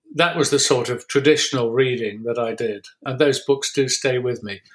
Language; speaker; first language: English; native; English